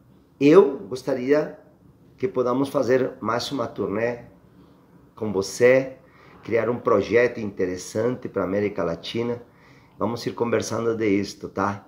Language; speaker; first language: Portuguese; non-native, fluent; Spanish